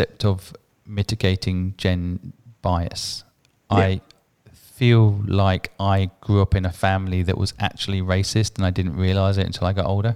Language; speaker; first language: English; native; English